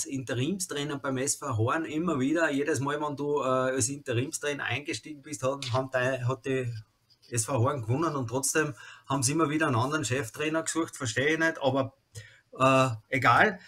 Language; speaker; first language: German; native; German